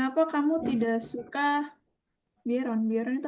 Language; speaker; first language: Indonesian; non-native, learner; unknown